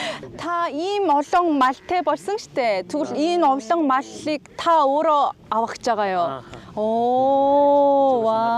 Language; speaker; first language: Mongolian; non-native, fluent; Korean